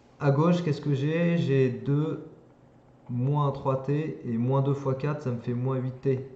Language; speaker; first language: French; native; French